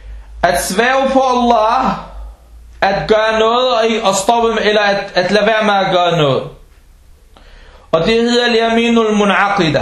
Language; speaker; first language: Danish; early bilingual, other home language; Arabic